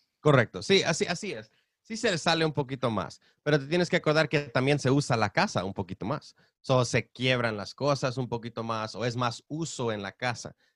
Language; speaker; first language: Spanish; early bilingual, heritage; Spanish